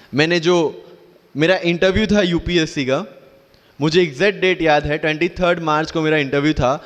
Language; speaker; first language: Hindi; non-native, local second language; Gujarati